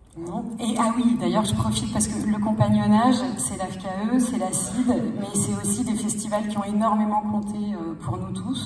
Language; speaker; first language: French; native; French